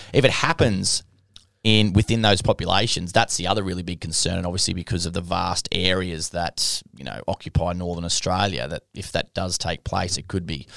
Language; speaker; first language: English; native; English